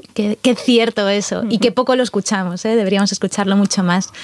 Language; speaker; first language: Spanish; native; Spanish